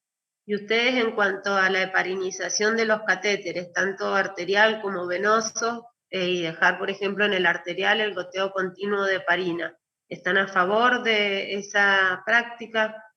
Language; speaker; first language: Spanish; native; Spanish